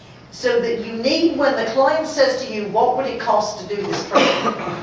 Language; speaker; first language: English; native; English